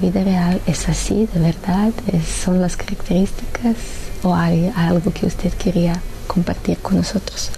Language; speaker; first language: Spanish; non-native, fluent; Serbian